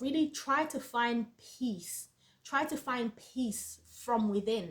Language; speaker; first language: English; native; English